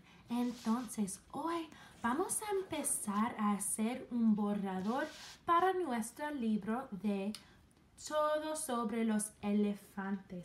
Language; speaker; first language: Spanish; non-native, fluent; English